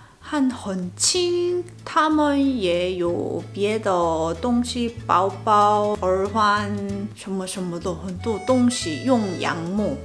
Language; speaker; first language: Chinese; non-native, learner; Korean